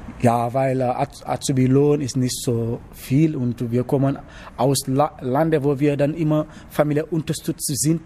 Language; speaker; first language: German; non-native, learner; Wolof